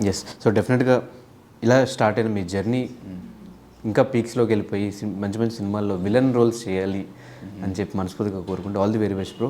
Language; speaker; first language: Telugu; native; Telugu